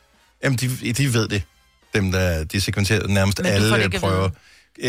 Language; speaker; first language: Danish; native; Danish